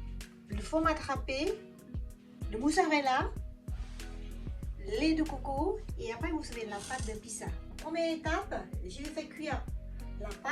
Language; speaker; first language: French; non-native, learner; Thai